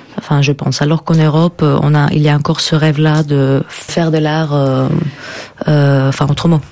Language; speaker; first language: French; non-native, fluent; Greek